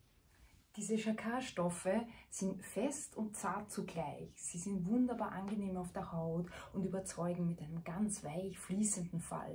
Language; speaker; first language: German; native; German